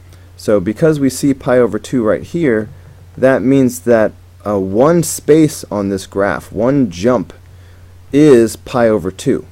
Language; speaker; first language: English; native; English